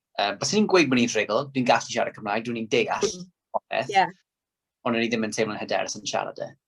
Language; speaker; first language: Welsh; non-native, local second language; English